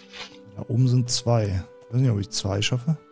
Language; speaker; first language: German; native; German